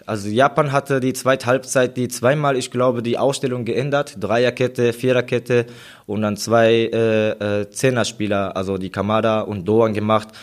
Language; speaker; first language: German; non-native, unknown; Japanese